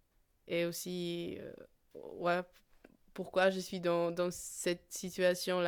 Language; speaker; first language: French; non-native, fluent; Polish